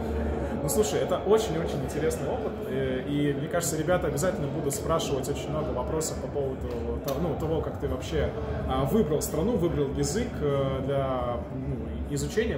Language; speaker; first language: Russian; native; Russian